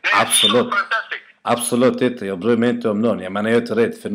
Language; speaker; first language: Swedish; native; Swedish